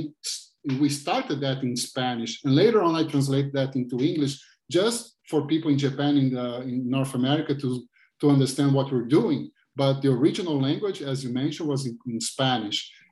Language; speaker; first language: English; non-native, fluent; Portuguese